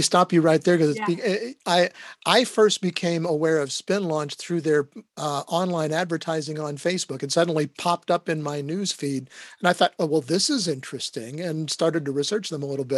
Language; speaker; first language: English; native; English